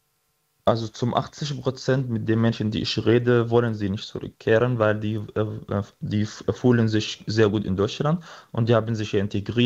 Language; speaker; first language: German; non-native, fluent; Arabic